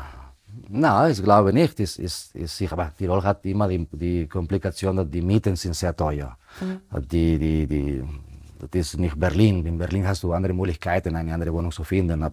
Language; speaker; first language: German; non-native, fluent; Spanish